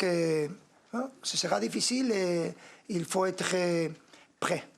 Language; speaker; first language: French; non-native, fluent; Spanish